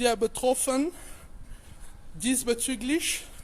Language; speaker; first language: German; non-native, learner; French